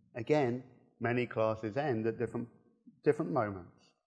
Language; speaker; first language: English; native; English